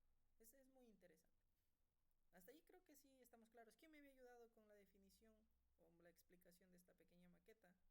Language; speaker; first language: Spanish; native; Spanish